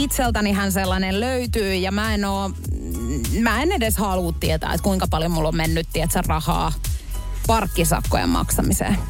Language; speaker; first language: Finnish; native; Finnish